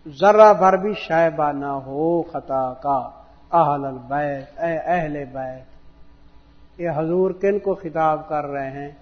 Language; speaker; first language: Urdu; non-native, local second language; Punjabi